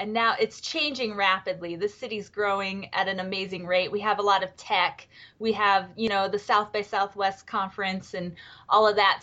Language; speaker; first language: English; native; English